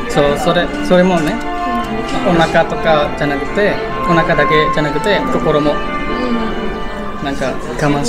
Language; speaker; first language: Japanese; non-native, fluent; Indonesian